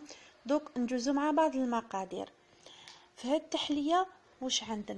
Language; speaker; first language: Arabic; native; Arabic